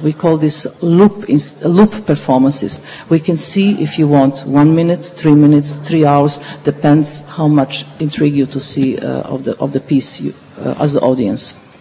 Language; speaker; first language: English; non-native, fluent; Dutch